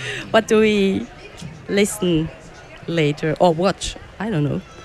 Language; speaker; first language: English; non-native, fluent; German